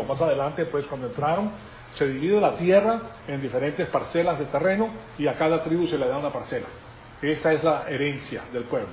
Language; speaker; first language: Spanish; native; Spanish